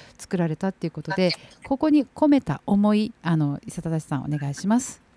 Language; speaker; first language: Japanese; native; Japanese